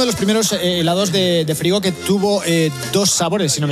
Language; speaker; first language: Spanish; native; Spanish